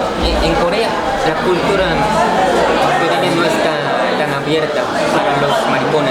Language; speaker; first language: Spanish; non-native, fluent; Korean